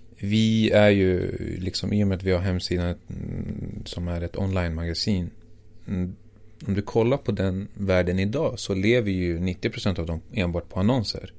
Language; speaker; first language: Swedish; early bilingual, other home language; Assyrian Neo-Aramaic